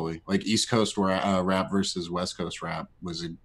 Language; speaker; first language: English; native; English